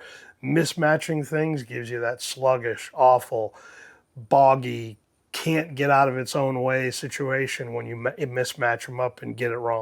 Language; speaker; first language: English; native; English